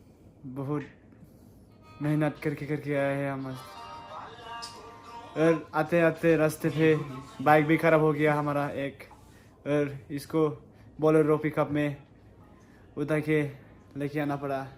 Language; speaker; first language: Hindi; non-native, local second language; Bodo